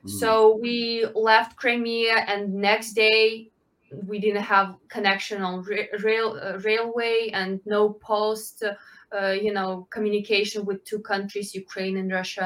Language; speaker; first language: English; non-native, fluent; Ukrainian